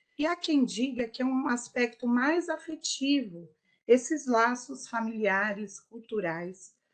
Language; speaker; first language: Portuguese; native; Portuguese